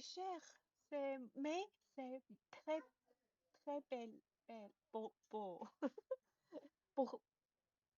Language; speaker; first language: French; non-native, learner; Chinese